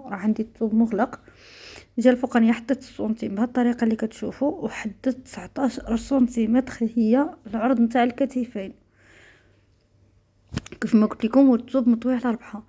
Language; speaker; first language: Arabic; native; Arabic